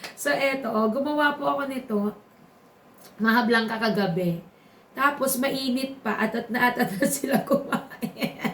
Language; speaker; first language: Filipino; non-native, local second language; Bikol